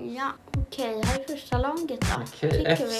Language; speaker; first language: Swedish; native; Swedish